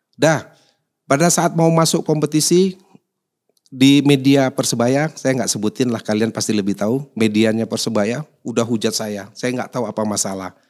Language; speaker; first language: Indonesian; native; Indonesian